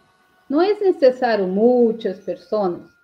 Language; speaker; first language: Portuguese; non-native, learner; Spanish